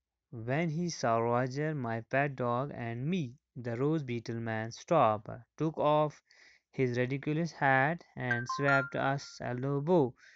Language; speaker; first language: English; non-native, local second language; Kashmiri